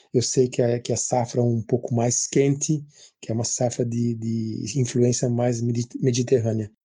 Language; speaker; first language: Portuguese; native; Portuguese